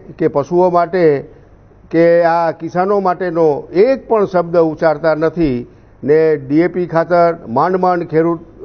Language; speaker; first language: Gujarati; native; Gujarati